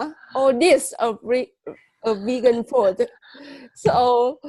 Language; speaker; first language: English; non-native, learner; Vietnamese